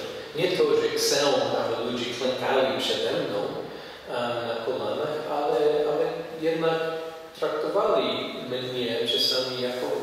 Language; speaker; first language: Polish; non-native, fluent; English